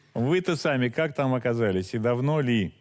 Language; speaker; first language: Russian; native; Russian